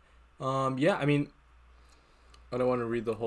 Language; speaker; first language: English; native; English